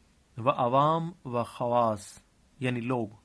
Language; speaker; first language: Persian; non-native, fluent; Urdu